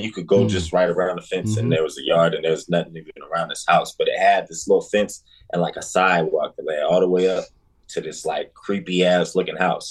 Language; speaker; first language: English; native; English